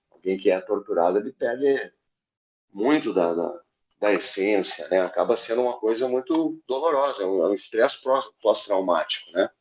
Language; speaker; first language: Portuguese; native; Portuguese